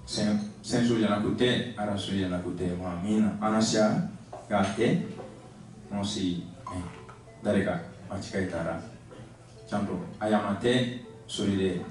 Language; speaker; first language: Japanese; non-native, fluent; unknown